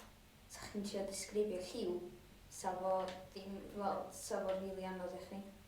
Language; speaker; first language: Welsh; native; Welsh